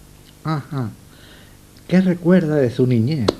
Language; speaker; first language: Spanish; native; Spanish